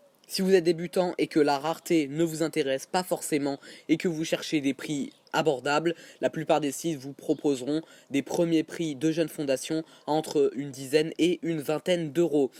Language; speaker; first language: French; native; French